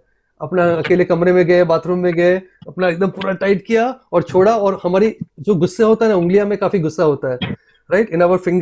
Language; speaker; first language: Hindi; native; Hindi